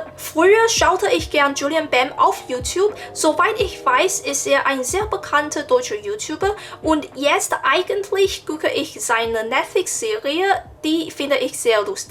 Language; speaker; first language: German; non-native, learner; Chinese